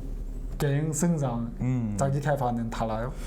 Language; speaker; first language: Korean; non-native, learner; Chinese